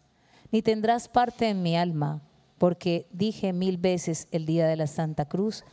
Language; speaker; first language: Spanish; native; Spanish